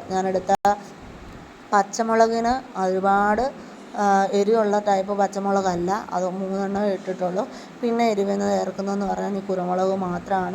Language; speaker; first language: Malayalam; native; Malayalam